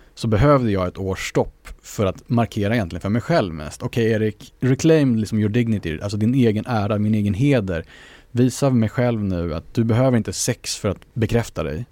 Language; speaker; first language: Swedish; native; Swedish